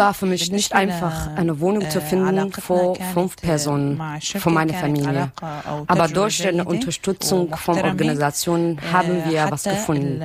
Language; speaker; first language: German; non-native, learner; Arabic